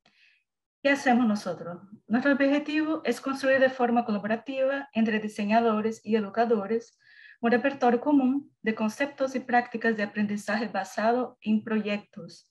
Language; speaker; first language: Spanish; non-native, learner; Portuguese